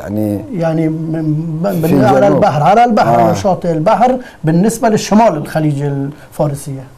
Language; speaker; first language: Arabic; non-native, fluent; Persian